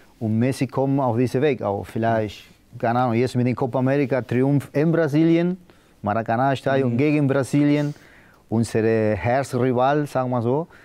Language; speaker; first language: German; non-native, learner; Spanish